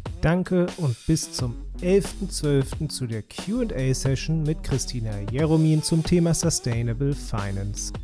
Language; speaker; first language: German; native; German